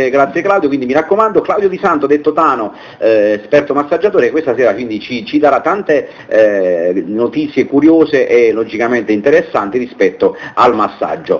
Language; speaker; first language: Italian; native; Italian